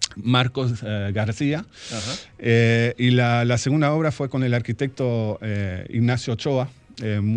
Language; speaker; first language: Spanish; early bilingual, heritage; Spanish